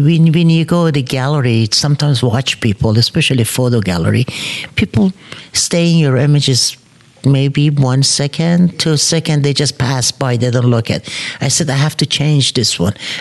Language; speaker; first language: English; non-native, fluent; Persian